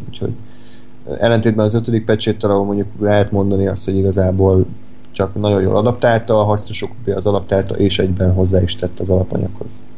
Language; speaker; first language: Hungarian; native; Hungarian